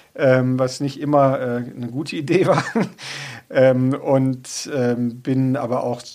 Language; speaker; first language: German; native; German